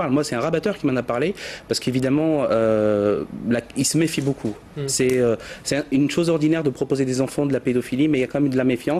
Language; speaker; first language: French; native; French